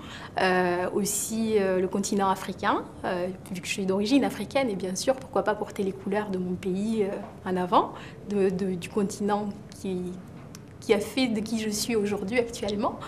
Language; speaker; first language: French; native; French